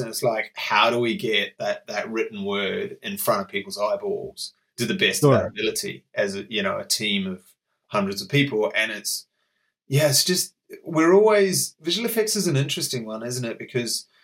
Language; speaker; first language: English; native; English